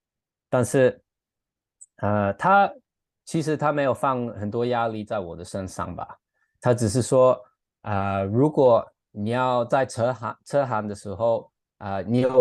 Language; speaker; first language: Chinese; non-native, fluent; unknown